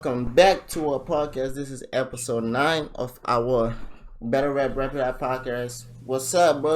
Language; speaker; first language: English; native; English